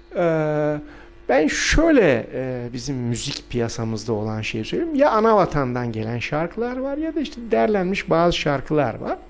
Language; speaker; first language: Turkish; non-native, local second language; Adyghe